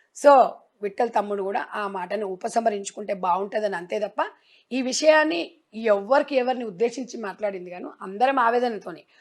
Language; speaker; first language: Telugu; native; Telugu